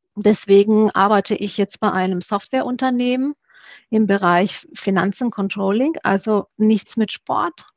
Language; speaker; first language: German; early bilingual, other home language; Romanian